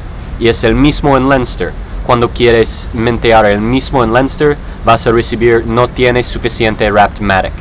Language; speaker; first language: Spanish; non-native, learner; English